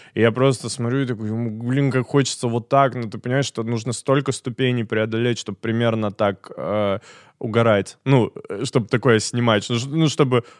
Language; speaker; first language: Russian; native; Russian